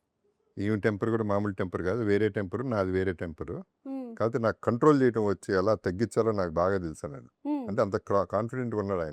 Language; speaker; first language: Telugu; native; Telugu